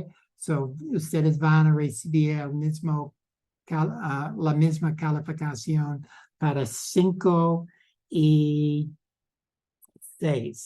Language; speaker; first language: Spanish; non-native, learner; English